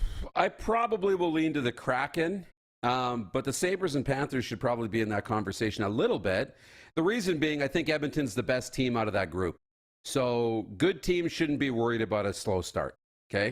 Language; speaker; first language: English; native; English